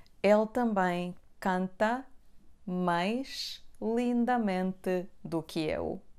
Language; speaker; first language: Portuguese; non-native, fluent; Serbian